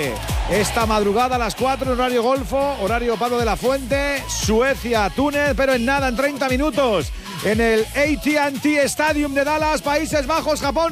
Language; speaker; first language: Spanish; native; Spanish